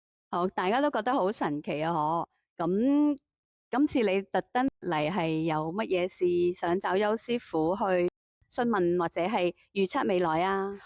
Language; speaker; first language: Cantonese; native; Cantonese